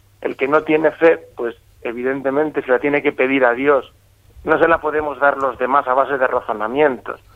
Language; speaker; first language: Spanish; native; Spanish